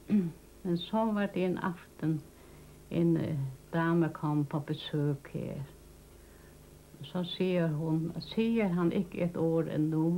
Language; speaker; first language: Danish; non-native, local second language; Faroese